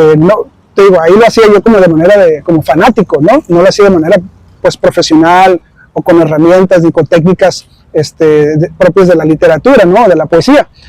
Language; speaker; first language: Spanish; early bilingual, heritage; Spanish